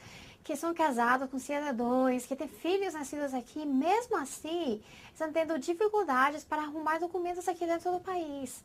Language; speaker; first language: Portuguese; non-native, fluent; English